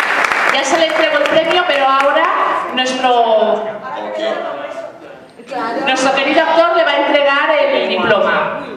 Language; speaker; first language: Spanish; native; Spanish